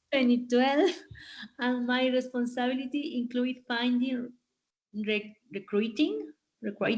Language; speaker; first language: English; non-native, learner; Spanish